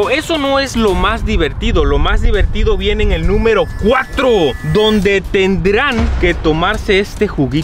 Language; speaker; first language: Spanish; native; Spanish